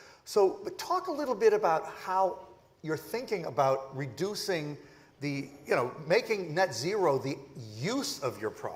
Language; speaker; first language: English; native; English